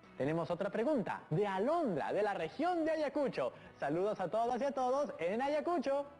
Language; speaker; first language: Spanish; native; Spanish